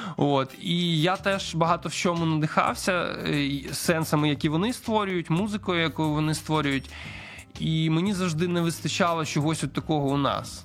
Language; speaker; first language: Ukrainian; non-native, local second language; Russian